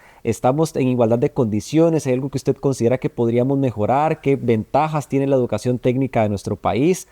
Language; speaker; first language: Spanish; native; Spanish